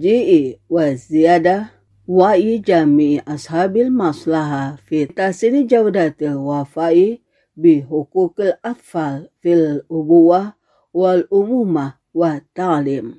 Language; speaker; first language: Arabic; non-native, fluent; Indonesian